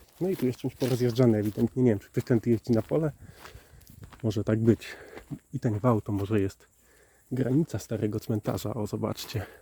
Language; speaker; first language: Polish; native; Polish